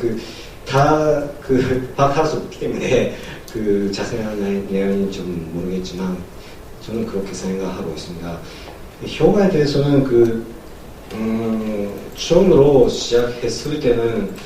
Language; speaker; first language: Korean; non-native, learner; Japanese